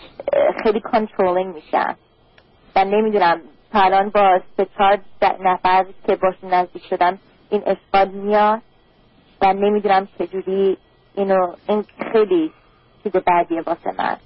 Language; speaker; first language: Persian; early bilingual, heritage; Persian